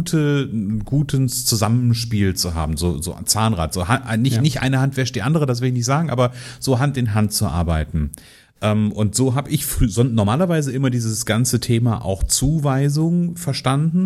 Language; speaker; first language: German; native; German